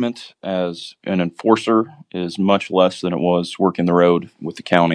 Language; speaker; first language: English; native; English